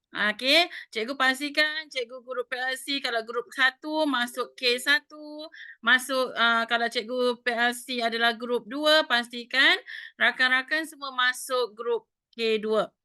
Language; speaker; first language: Malay; native; Malay